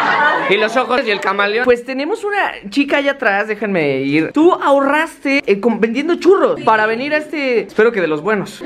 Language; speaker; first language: Spanish; native; Spanish